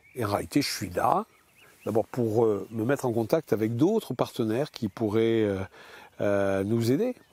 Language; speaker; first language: French; native; French